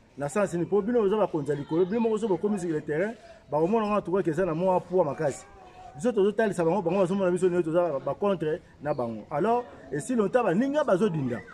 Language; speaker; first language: Lingala; native; Lingala